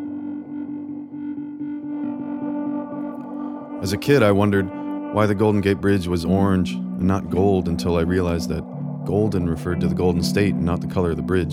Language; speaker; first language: English; native; English